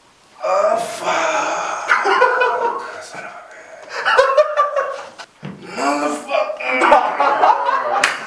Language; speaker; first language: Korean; early bilingual, heritage; Korean